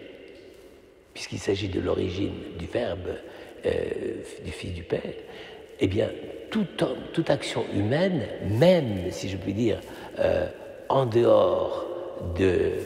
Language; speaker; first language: French; native; French